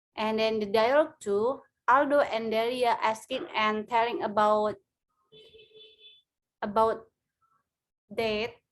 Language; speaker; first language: English; non-native, learner; Indonesian